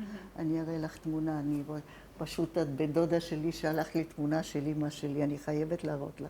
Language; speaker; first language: Hebrew; non-native, fluent; Italian